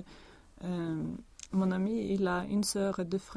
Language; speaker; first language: French; non-native, learner; Swedish